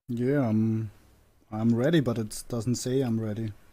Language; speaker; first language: English; non-native, fluent; German